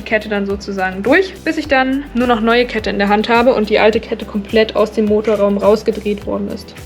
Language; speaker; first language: German; native; German